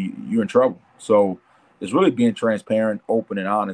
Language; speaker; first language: English; native; English